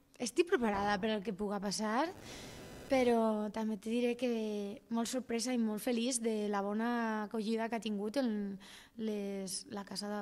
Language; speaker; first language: Catalan; non-native, local second language; Spanish